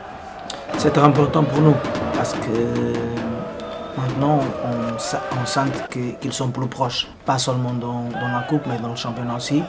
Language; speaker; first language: French; non-native, fluent; Spanish